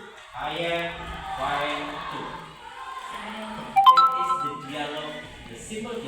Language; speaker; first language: English; non-native, learner; Indonesian